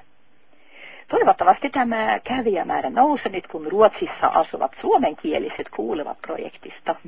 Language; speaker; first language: Finnish; non-native, fluent; Norwegian